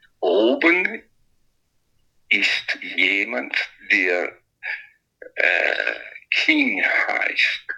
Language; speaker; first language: German; non-native, fluent; Italian